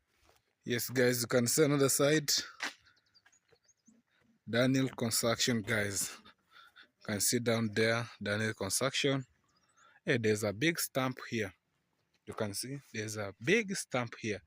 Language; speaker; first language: English; non-native, learner; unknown